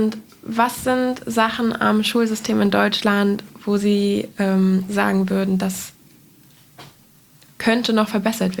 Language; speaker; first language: German; native; German